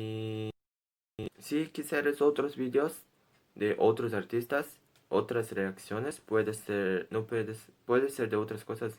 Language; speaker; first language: Spanish; non-native, learner; Portuguese